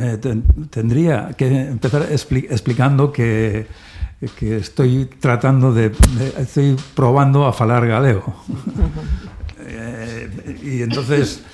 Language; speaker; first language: Galician; non-native, learner; Spanish